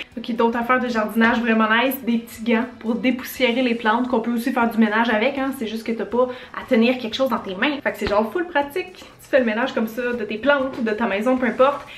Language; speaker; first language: French; native; French